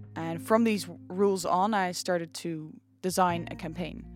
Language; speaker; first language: English; non-native, fluent; Dutch